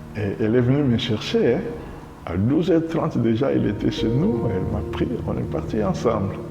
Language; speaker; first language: French; non-native, local second language; Lingala